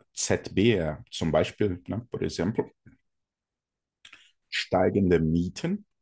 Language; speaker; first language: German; non-native, fluent; Portuguese